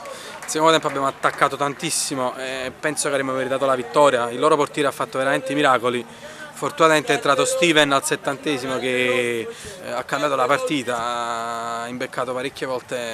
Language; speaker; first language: Italian; native; Italian